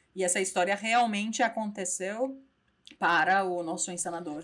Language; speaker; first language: Portuguese; non-native, fluent; Persian